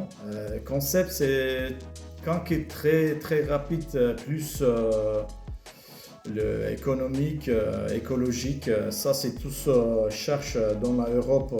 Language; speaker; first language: French; non-native, learner; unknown